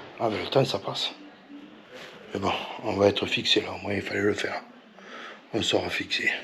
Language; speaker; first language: French; native; French